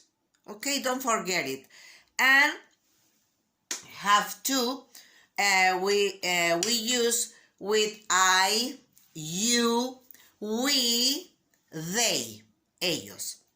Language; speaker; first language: English; non-native, learner; Spanish